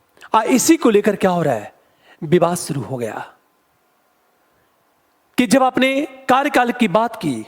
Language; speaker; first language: Hindi; native; Hindi